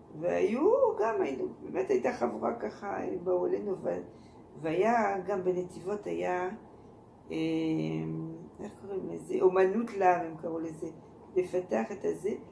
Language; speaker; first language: Hebrew; non-native, fluent; French